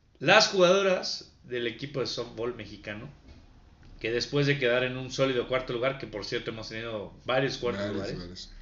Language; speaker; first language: Spanish; native; Spanish